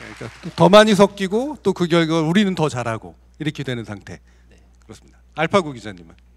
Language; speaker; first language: Korean; native; Korean